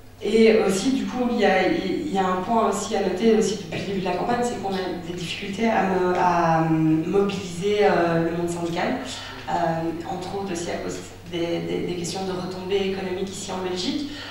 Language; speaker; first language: French; native; French